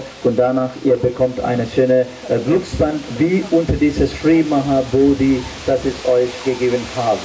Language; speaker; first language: German; non-native, fluent; Sinhala